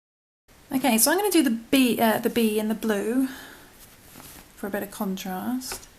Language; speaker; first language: English; native; English